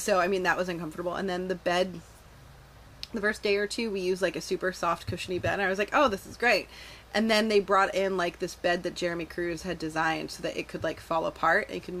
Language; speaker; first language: English; native; English